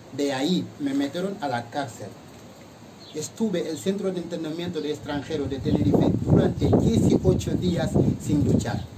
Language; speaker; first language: Spanish; non-native, fluent; Wolof